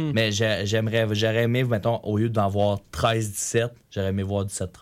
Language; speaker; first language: French; native; French